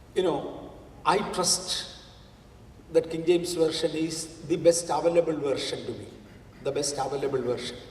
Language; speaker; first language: English; non-native, local second language; Malayalam